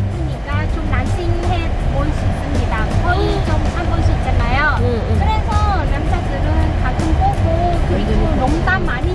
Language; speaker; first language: Korean; non-native, fluent; Vietnamese